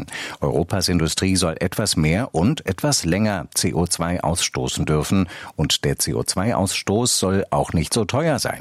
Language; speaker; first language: German; native; German